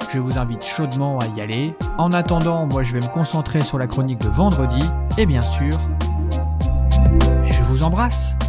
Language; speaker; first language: French; native; French